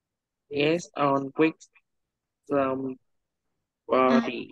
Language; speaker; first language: English; non-native, learner; Vietnamese